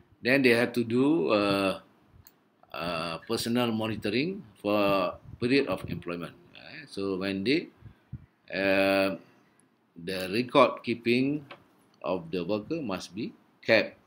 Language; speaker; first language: English; non-native, local second language; Malay